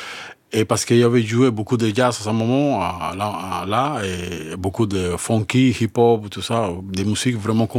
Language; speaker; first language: French; non-native, learner; Spanish